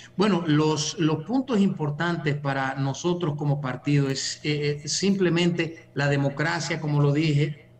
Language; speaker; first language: Spanish; early bilingual, heritage; Spanish